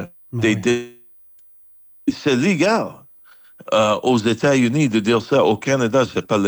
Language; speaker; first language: French; non-native, fluent; English